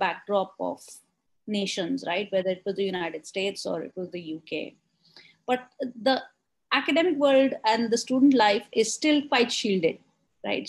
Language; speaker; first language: English; non-native, local second language; Hindi